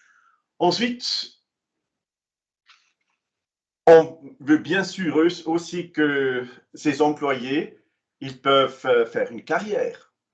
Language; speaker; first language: French; non-native, local second language; German